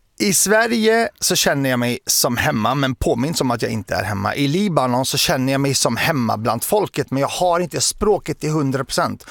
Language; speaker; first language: Swedish; early bilingual, other home language; Arabic